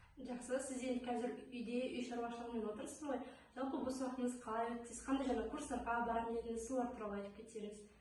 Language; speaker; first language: Kazakh; native; Kazakh